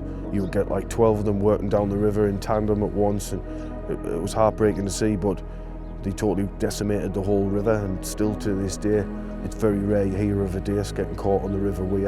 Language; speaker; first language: English; native; English